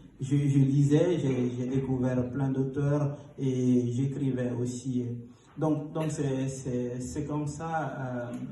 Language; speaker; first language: French; non-native, fluent; Fula